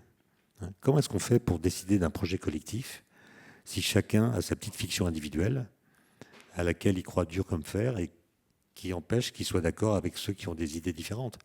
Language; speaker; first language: French; native; French